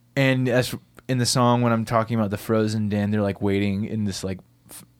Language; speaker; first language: English; native; English